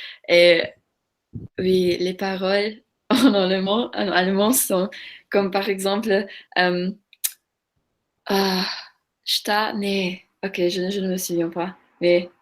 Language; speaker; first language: French; non-native, learner; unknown